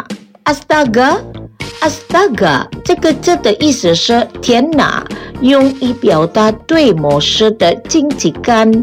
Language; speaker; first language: Chinese; early bilingual, heritage; Chinese